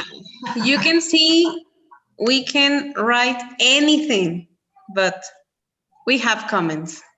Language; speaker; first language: English; non-native, learner; Spanish